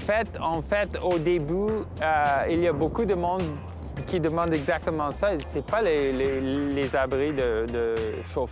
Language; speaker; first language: French; non-native, local second language; English